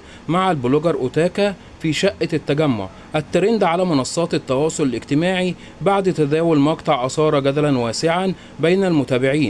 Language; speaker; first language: Arabic; native; Arabic